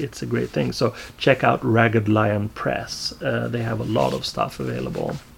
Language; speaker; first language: English; non-native, fluent; Swedish